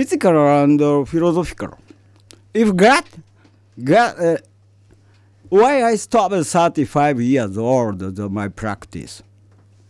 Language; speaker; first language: English; non-native, fluent; Japanese